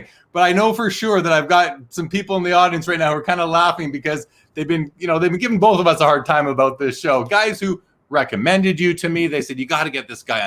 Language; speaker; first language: English; native; English